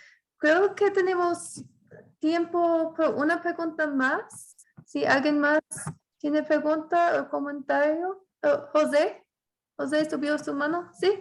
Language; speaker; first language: Spanish; non-native, fluent; English